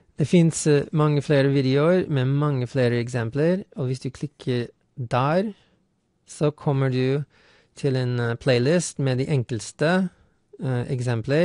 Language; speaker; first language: Norwegian; non-native, fluent; English